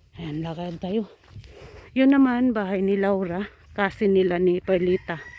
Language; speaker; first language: Filipino; non-native, local second language; Cebuano